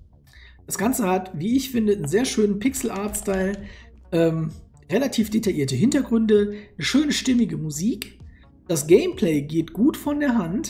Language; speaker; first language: German; native; German